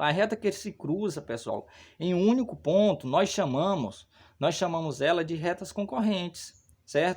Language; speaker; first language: Portuguese; native; Portuguese